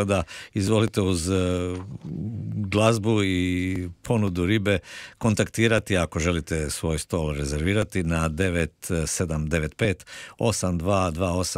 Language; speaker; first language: Croatian; native; Croatian